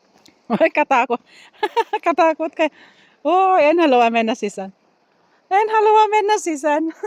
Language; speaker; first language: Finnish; non-native, learner; Filipino